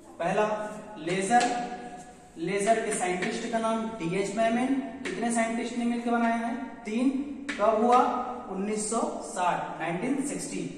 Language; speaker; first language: Hindi; native; Hindi